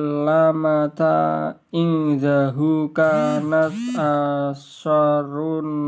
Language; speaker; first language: Arabic; non-native, learner; Indonesian